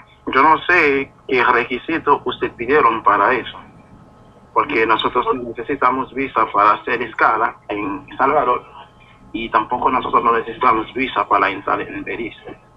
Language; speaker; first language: Spanish; non-native, learner; Haitian Creole